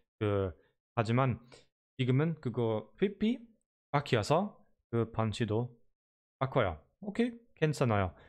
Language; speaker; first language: Korean; non-native, learner; German